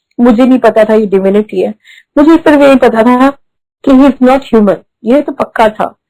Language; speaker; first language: Hindi; early bilingual, heritage; Hindi